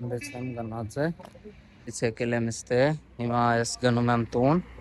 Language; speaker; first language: Armenian; non-native, learner; Hindi